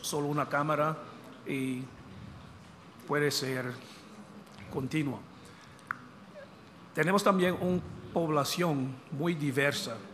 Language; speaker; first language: Spanish; non-native, fluent; English